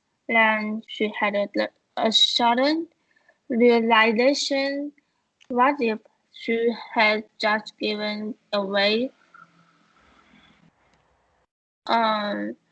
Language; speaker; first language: English; non-native, learner; Chinese